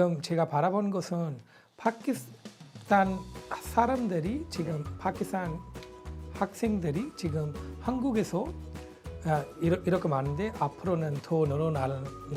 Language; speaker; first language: Korean; non-native, fluent; Punjabi